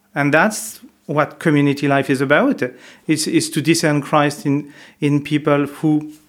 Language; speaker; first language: English; non-native, fluent; French